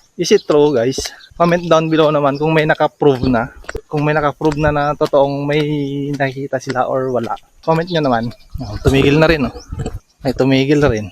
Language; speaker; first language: Filipino; non-native, local second language; Iloko